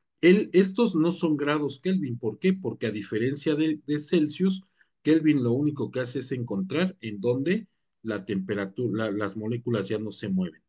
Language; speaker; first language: Spanish; native; Spanish